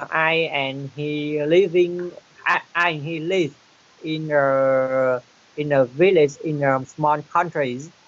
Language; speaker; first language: English; non-native, learner; Vietnamese